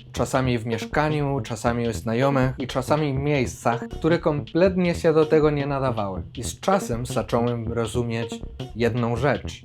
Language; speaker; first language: Polish; non-native, fluent; Spanish